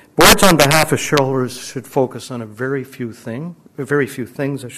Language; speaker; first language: English; native; English